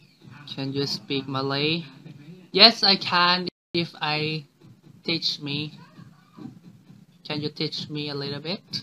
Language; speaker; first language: English; non-native, learner; Thai